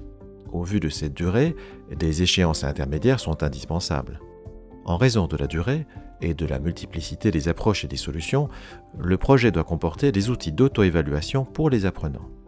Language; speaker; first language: French; native; French